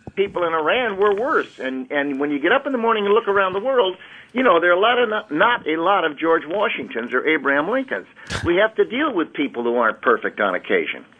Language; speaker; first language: English; native; English